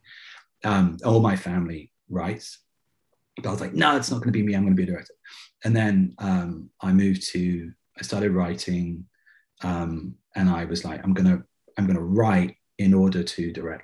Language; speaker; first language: English; native; English